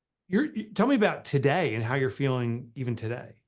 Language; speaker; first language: English; native; English